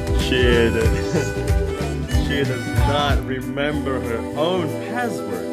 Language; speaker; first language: English; non-native, fluent; Indonesian